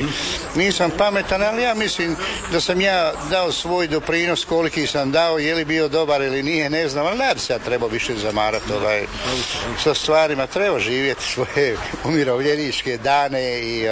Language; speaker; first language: Serbian; native; Serbian